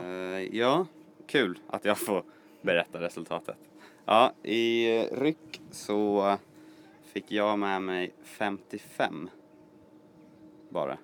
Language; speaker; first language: Swedish; native; Swedish